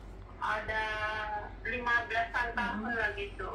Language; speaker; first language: Indonesian; non-native, local second language; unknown